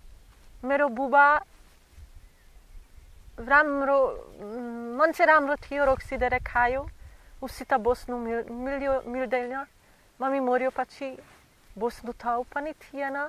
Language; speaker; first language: Nepali; non-native, learner; Slovak